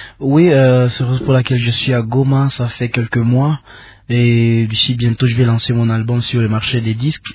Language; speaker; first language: French; non-native, local second language; Nande